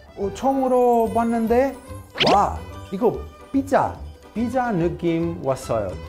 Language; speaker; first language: Korean; non-native, learner; Italian